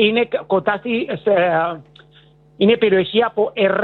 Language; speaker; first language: Greek; early bilingual, heritage; Greek